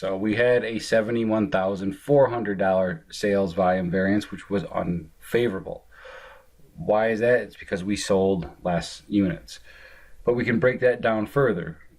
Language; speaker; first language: English; native; English